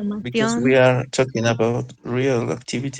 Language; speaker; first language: English; non-native, learner; Spanish